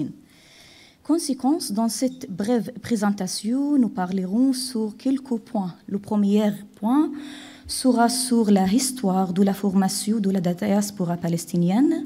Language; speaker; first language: French; non-native, fluent; Arabic